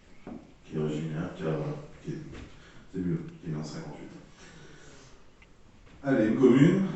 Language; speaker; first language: French; native; French